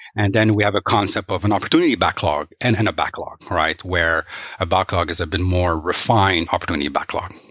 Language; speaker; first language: English; non-native, fluent; French